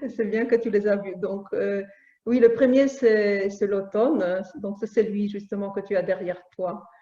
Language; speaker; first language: French; non-native, fluent; Polish